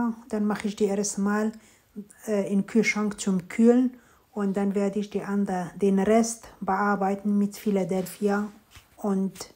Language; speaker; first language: German; non-native, fluent; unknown